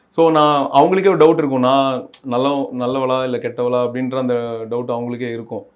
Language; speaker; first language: Tamil; native; Tamil